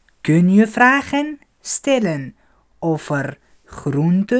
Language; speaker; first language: Dutch; non-native, fluent; Arabic